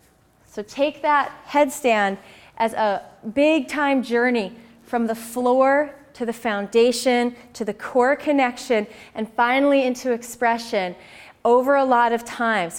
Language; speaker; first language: English; native; English